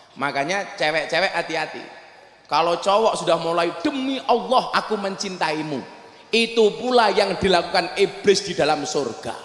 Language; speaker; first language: Indonesian; non-native, local second language; Javanese